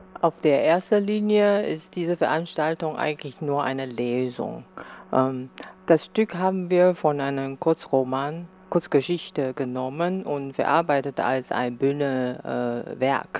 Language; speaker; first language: German; non-native, fluent; Chinese